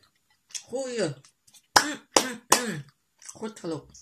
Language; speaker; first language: Dutch; non-native, learner; Indonesian